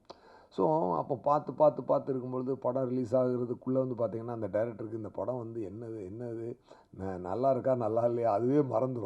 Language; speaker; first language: Tamil; native; Tamil